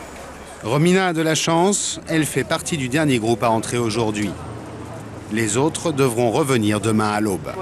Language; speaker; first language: French; native; French